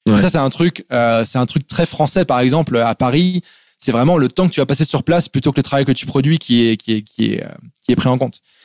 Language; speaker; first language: French; native; French